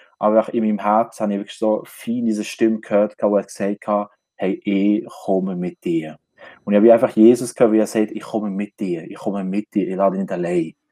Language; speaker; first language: German; non-native, fluent; Albanian